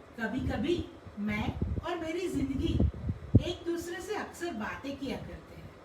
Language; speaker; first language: Hindi; non-native, local second language; Gujarati